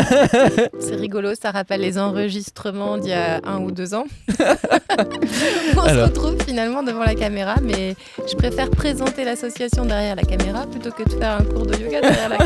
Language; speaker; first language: French; native; French